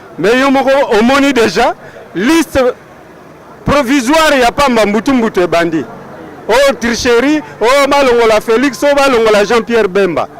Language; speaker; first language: Lingala; native; Lingala